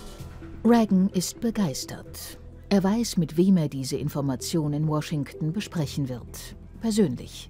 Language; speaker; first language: German; native; German